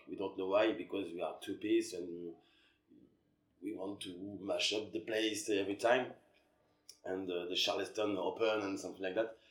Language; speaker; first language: English; non-native, learner; French